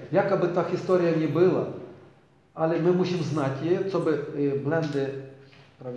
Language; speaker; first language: Polish; non-native, learner; Ukrainian